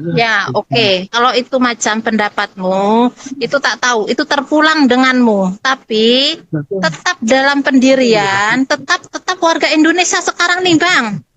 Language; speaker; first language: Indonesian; non-native, local second language; Madurese